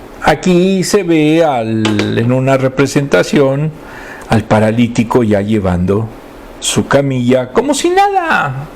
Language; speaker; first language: Spanish; native; Spanish